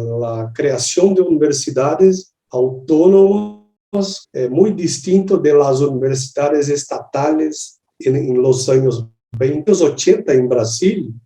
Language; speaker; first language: Spanish; non-native, learner; Portuguese